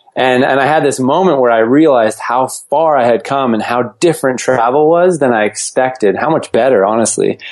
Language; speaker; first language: English; native; English